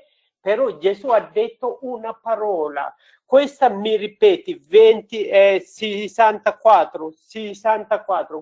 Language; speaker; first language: Italian; non-native, learner; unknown